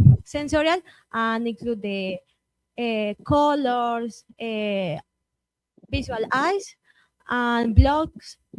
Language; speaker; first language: English; non-native, learner; Spanish